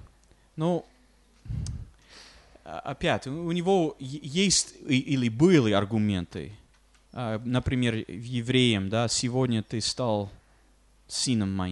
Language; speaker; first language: Russian; non-native, fluent; English